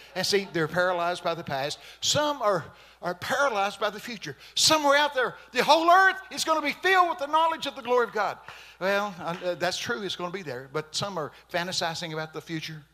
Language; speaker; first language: English; native; English